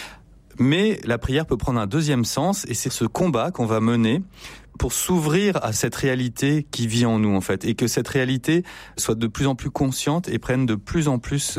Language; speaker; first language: French; native; French